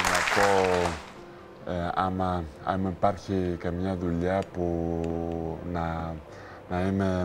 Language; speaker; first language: Greek; early bilingual, heritage; Greek